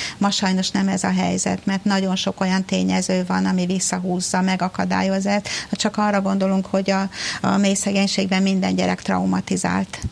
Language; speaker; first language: Hungarian; native; Hungarian